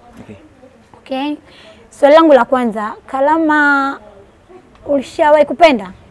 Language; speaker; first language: Swahili; native; Swahili